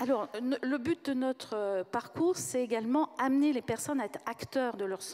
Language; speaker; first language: French; native; French